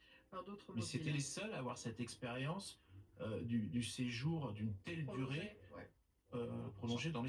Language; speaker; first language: French; native; French